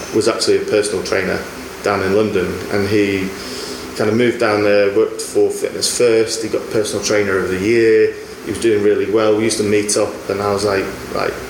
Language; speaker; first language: English; native; English